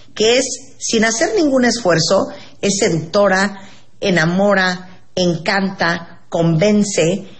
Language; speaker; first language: Spanish; native; Spanish